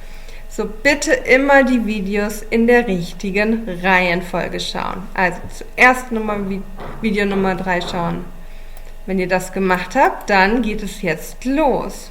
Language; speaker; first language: German; non-native, fluent; English